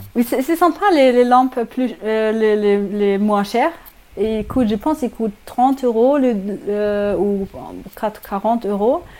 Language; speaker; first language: French; non-native, learner; German